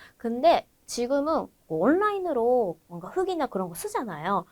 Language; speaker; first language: Korean; non-native, fluent; Japanese